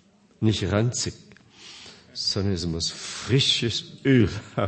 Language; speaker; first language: German; non-native, fluent; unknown